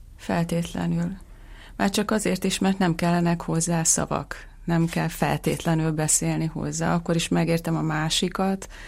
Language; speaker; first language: Hungarian; native; Hungarian